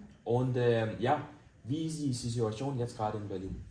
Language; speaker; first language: German; non-native, learner; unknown